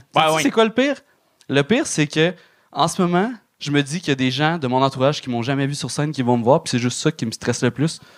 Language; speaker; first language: French; native; French